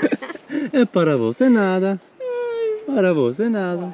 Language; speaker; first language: Portuguese; non-native, learner; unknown